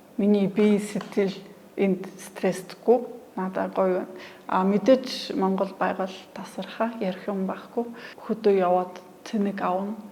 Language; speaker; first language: Mongolian; non-native, fluent; Polish